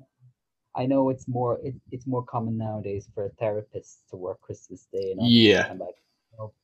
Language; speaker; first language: English; native; English